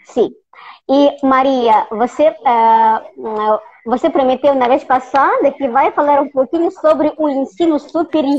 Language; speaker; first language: Portuguese; non-native, fluent; Russian